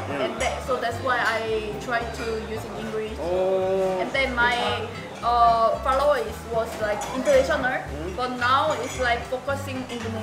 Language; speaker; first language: English; non-native, fluent; Korean